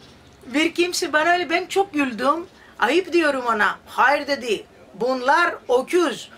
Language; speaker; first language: Turkish; non-native, fluent; Greek